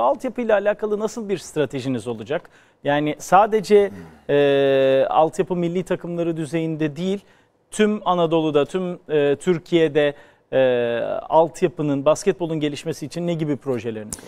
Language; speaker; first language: Turkish; native; Turkish